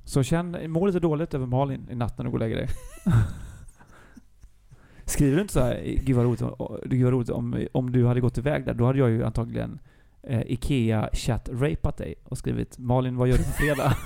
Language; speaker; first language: Swedish; native; Swedish